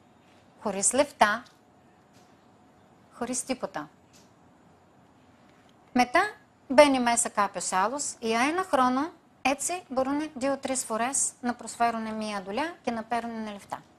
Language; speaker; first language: Greek; non-native, fluent; Bulgarian